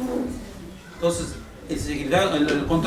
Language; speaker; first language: Spanish; non-native, fluent; Arabic